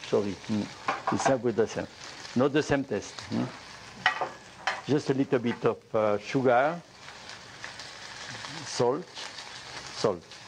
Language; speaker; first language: English; non-native, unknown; French